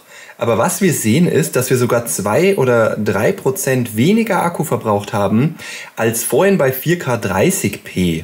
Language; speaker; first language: German; native; German